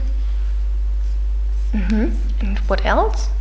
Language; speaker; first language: English; non-native, fluent; German